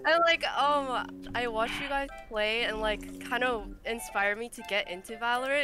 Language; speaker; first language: English; early bilingual, other home language; Korean